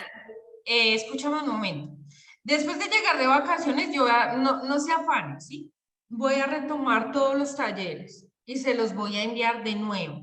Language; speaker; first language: Spanish; native; Spanish